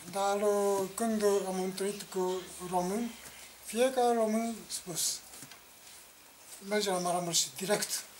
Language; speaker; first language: Romanian; non-native, learner; Japanese